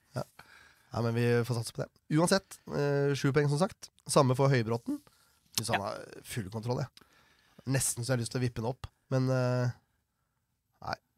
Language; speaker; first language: Norwegian; native; Norwegian